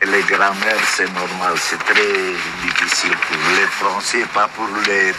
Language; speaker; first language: French; non-native, learner; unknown